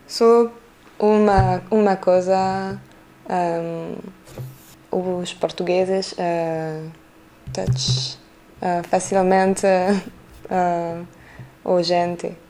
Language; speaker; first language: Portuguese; early bilingual, heritage; French